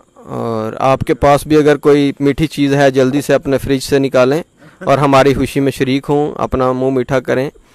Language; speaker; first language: Urdu; non-native, local second language; Punjabi